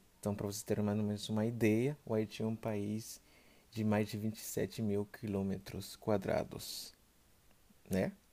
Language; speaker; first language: Portuguese; non-native, fluent; Haitian Creole